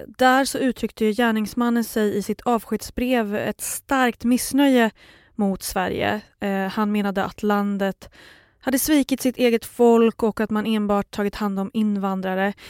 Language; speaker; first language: Swedish; native; Swedish